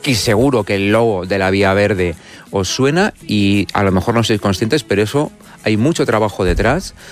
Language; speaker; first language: Spanish; native; Spanish